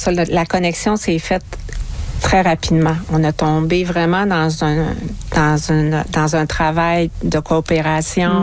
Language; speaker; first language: French; native; French